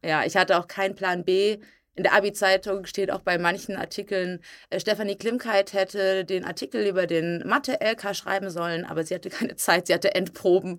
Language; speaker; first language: German; native; German